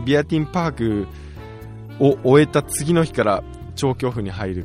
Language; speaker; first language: Japanese; native; Japanese